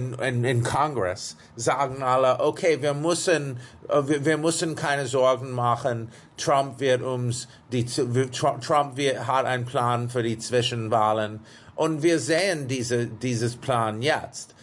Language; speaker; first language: German; non-native, fluent; English